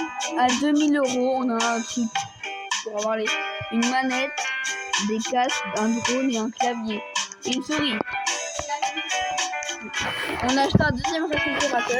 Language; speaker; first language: French; native; French